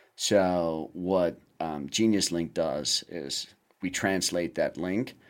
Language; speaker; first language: English; non-native, fluent; German